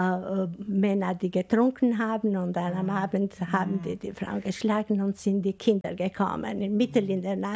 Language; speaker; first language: German; non-native, learner; Albanian